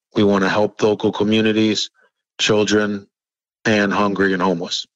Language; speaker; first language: English; native; English